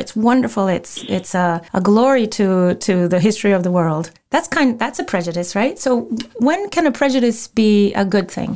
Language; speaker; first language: English; non-native, fluent; Spanish